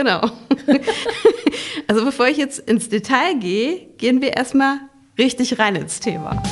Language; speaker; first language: German; native; German